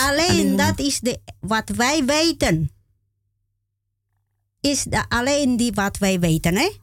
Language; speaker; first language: Dutch; non-native, learner; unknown